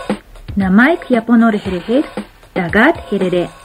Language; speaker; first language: Mongolian; non-native, fluent; Japanese